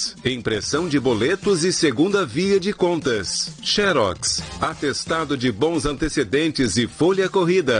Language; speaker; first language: Portuguese; native; Portuguese